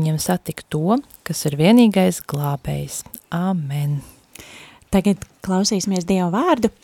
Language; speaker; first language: Latvian; native; Latvian